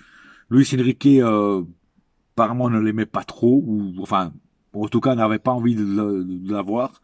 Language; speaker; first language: French; native; French